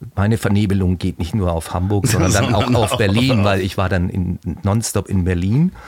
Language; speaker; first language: German; native; German